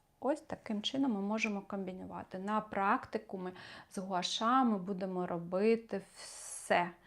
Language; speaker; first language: Ukrainian; non-native, local second language; Russian